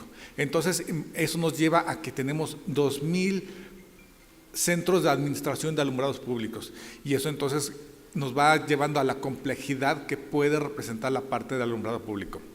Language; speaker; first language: Spanish; native; Spanish